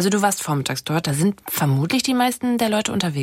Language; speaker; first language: German; native; German